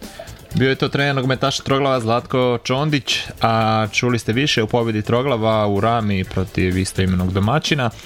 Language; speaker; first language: Croatian; native; Croatian